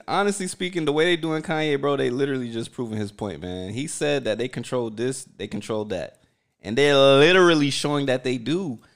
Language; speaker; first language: English; early bilingual, other home language; Haitian Creole